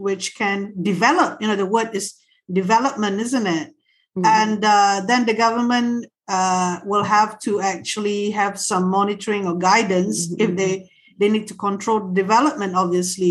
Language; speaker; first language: English; non-native, local second language; Malay